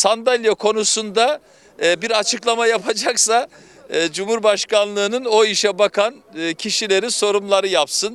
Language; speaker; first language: Turkish; native; Turkish